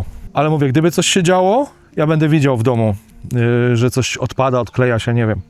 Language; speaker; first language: Polish; native; Polish